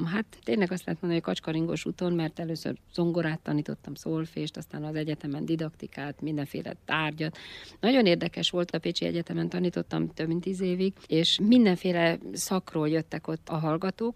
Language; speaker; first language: Hungarian; native; Hungarian